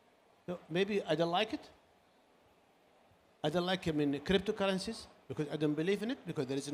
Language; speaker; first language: English; non-native, learner; Arabic